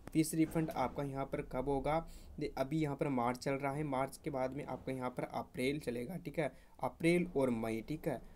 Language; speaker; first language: Hindi; native; Hindi